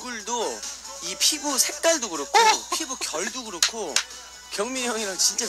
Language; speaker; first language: Korean; native; Korean